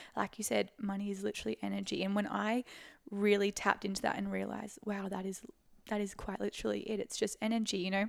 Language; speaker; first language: English; native; English